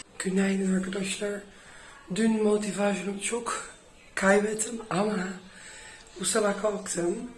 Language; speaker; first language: Turkish; early bilingual, heritage; Turkish